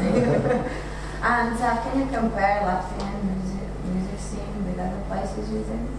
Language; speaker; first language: English; non-native, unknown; Latvian